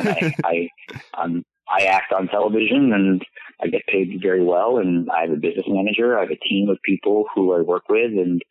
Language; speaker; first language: English; native; English